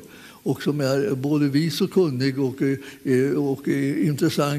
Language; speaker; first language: Swedish; native; Swedish